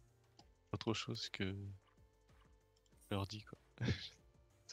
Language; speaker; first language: French; native; French